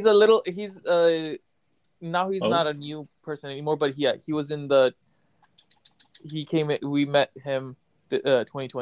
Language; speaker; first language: English; native; English